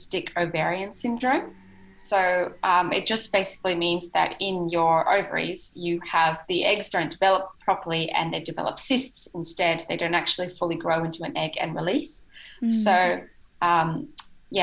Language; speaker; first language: English; native; English